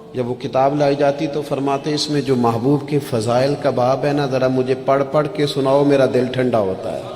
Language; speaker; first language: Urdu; native; Urdu